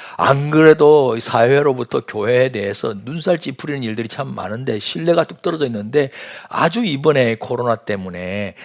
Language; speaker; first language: Korean; native; Korean